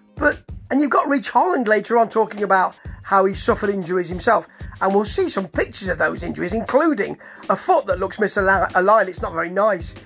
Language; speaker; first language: English; native; English